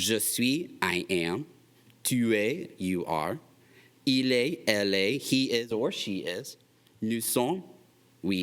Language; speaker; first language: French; non-native, fluent; English